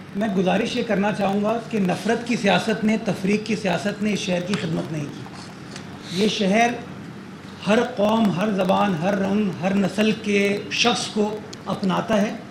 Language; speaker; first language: Urdu; native; Urdu